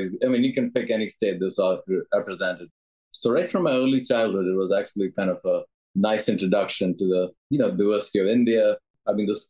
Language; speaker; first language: English; non-native, local second language; Tamil